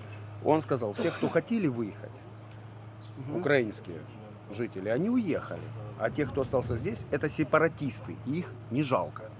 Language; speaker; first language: Russian; native; Russian